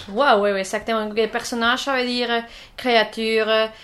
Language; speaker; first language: French; non-native, fluent; Spanish